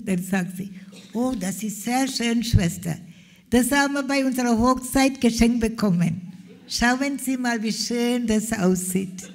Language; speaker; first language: German; non-native, fluent; Malayalam